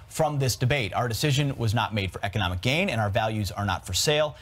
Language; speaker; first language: English; native; English